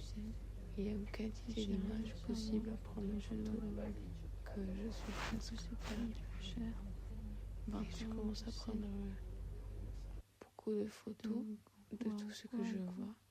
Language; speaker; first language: French; non-native, fluent; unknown